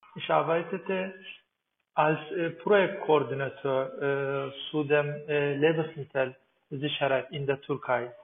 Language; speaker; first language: German; non-native, fluent; Turkish